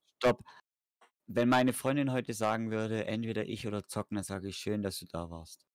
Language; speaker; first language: German; native; German